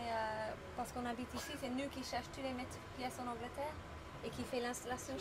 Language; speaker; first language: French; non-native, learner; English